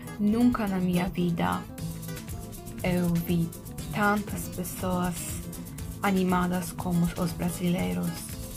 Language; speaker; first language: Portuguese; non-native, fluent; Polish